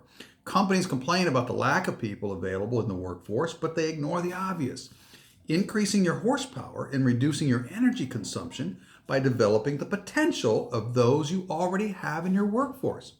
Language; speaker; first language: English; native; English